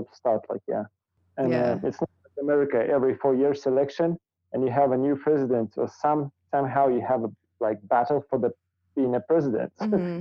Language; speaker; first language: English; non-native, fluent; Russian